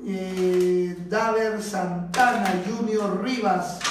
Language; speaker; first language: Spanish; native; Spanish